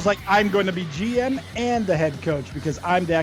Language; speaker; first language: English; native; English